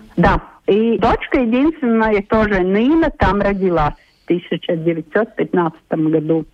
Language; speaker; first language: Russian; non-native, local second language; Latvian